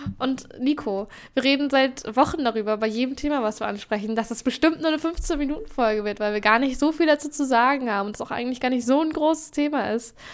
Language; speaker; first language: German; native; German